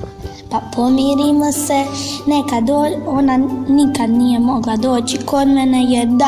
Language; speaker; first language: Croatian; native; Croatian